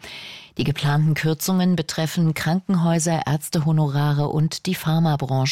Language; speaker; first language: German; native; German